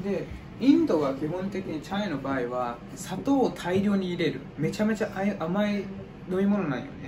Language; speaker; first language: Japanese; non-native, fluent; English